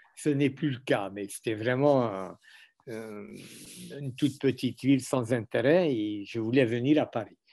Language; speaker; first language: French; non-native, fluent; Hungarian